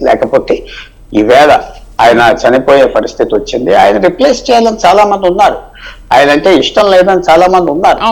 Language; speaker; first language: Telugu; native; Telugu